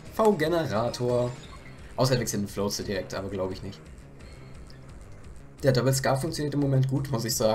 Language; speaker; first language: German; native; German